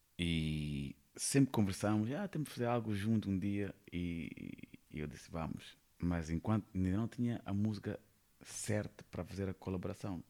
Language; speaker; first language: Portuguese; non-native, fluent; Kabuverdianu